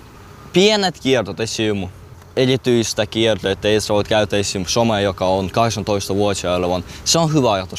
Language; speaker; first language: Finnish; early bilingual, other home language; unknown